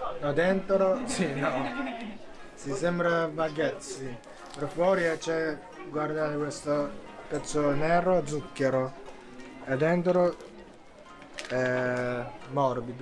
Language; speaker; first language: Italian; non-native, learner; Japanese